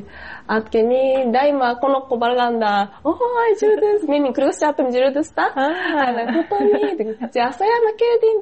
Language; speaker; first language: Kyrgyz; non-native, fluent; Japanese